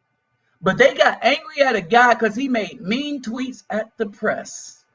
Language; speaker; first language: English; native; English